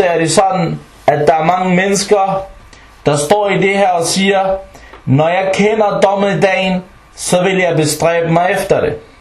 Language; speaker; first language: Danish; early bilingual, other home language; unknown